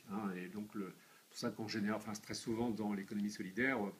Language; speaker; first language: French; native; French